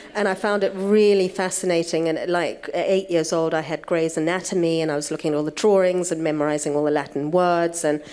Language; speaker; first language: English; native; English